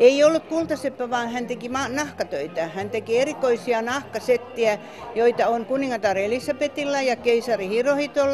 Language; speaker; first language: Finnish; non-native, fluent; Estonian